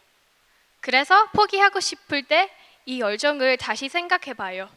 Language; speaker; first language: Korean; non-native, fluent; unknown